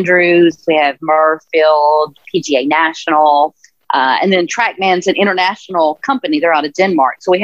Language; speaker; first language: English; native; English